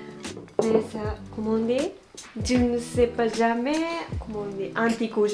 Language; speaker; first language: French; non-native, learner; Japanese